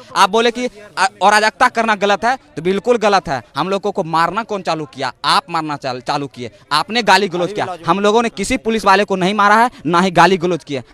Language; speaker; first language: Hindi; native; Hindi